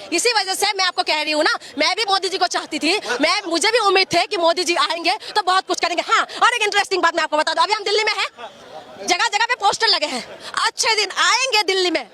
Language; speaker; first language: Hindi; non-native, local second language; Assamese